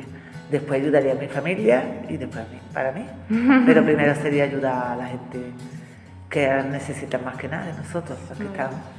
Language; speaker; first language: Spanish; native; Spanish